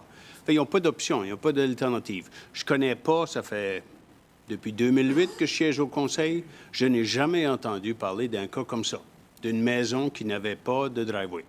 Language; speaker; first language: French; native; French